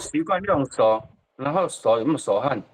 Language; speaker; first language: Chinese; native; Chinese